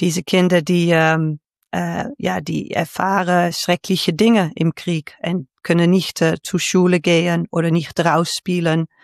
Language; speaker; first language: German; non-native, fluent; Dutch